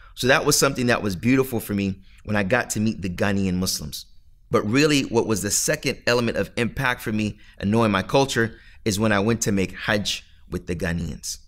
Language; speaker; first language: English; native; English